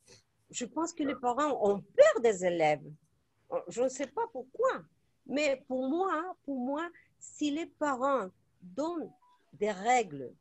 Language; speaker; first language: French; non-native, fluent; Spanish